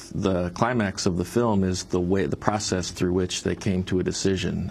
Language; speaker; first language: English; native; English